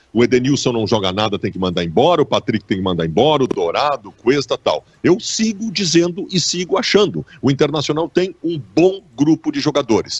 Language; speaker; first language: Portuguese; native; Portuguese